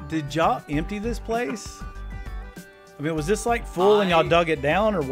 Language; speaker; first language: English; native; English